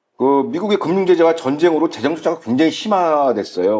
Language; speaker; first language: Korean; native; Korean